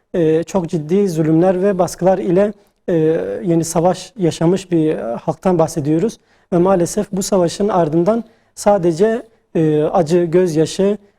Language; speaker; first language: Turkish; native; Turkish